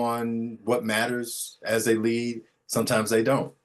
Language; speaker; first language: English; native; English